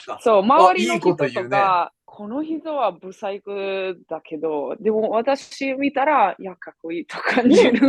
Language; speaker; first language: Japanese; non-native, fluent; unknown